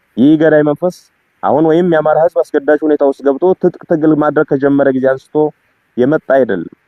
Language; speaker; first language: Amharic; native; Amharic